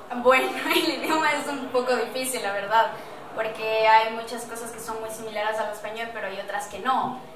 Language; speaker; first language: Spanish; native; Spanish